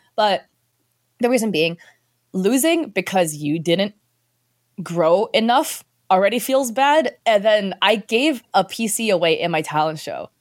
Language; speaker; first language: English; early bilingual, other home language; Chinese